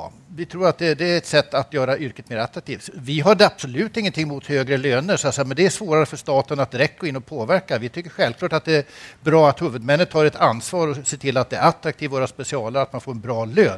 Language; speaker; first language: Swedish; native; Swedish